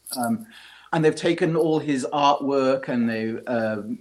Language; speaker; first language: English; native; English